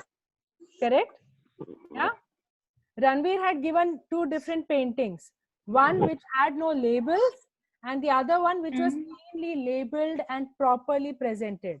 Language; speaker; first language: English; non-native, local second language; Hindi